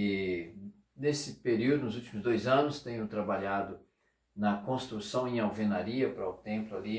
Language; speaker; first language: Portuguese; native; Portuguese